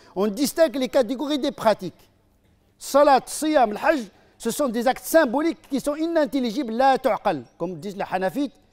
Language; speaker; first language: French; non-native, fluent; Arabic